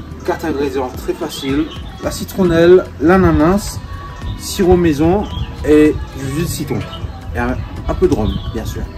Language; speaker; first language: French; non-native, local second language; Morisyen